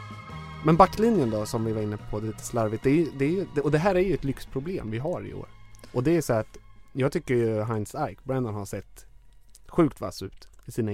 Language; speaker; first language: Swedish; native; Swedish